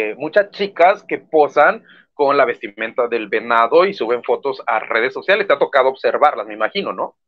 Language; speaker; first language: Spanish; native; Spanish